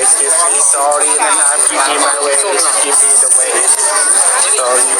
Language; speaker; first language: English; non-native, learner; Thai